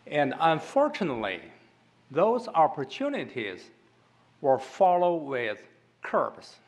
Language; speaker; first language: English; non-native, fluent; Chinese